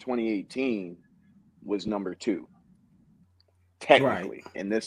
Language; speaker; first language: English; native; English